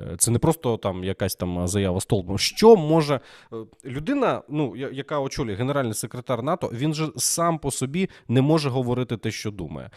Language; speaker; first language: Ukrainian; native; Ukrainian